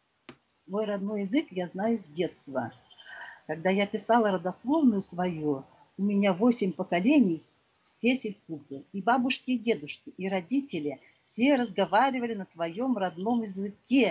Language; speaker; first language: Russian; non-native, local second language; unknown